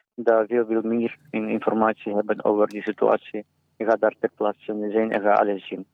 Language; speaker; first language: Dutch; non-native, learner; Ukrainian